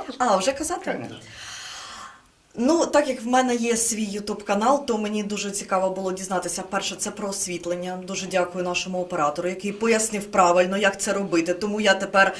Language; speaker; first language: Ukrainian; non-native, local second language; Russian